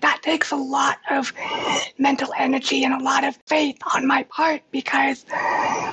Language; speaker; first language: English; native; English